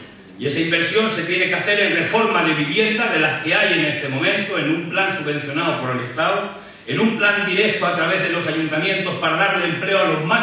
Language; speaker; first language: Spanish; native; Spanish